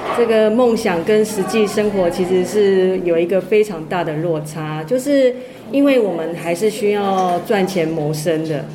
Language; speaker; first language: Chinese; native; Chinese